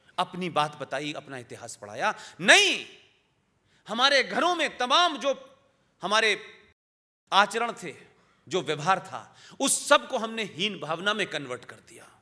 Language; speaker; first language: Hindi; native; Hindi